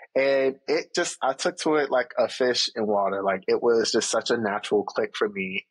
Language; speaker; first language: English; native; English